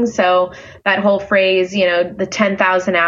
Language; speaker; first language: English; native; English